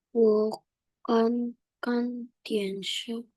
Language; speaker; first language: Chinese; non-native, learner; Indonesian